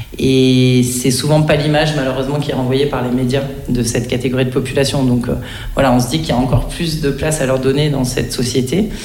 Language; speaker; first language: French; native; French